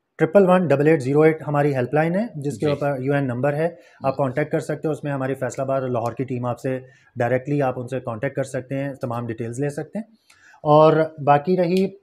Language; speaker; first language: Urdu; non-native, local second language; Punjabi